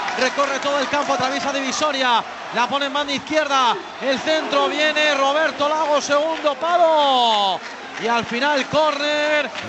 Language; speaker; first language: Spanish; native; Spanish